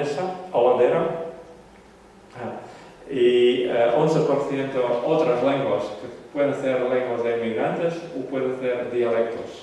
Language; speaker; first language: Spanish; non-native, fluent; Western Frisian